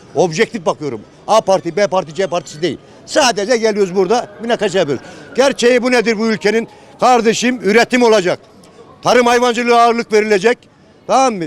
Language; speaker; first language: Turkish; native; Turkish